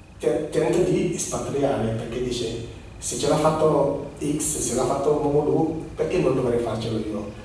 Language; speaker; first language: Italian; non-native, fluent; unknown